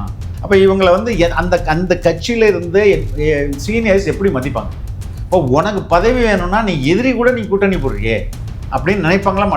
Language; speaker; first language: Tamil; native; Tamil